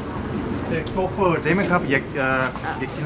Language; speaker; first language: Thai; non-native, learner; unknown